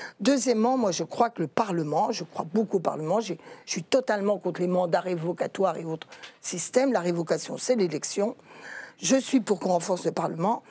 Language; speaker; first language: French; native; French